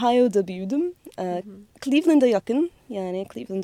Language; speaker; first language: Turkish; non-native, learner; English